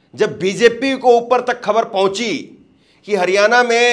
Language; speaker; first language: Hindi; native; Hindi